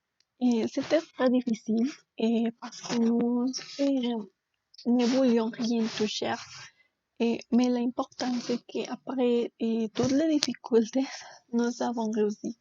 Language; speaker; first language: French; non-native, learner; Spanish